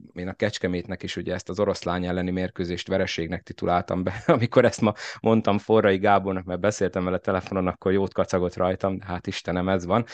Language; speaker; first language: Hungarian; native; Hungarian